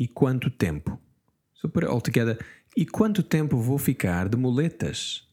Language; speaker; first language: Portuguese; non-native, learner; English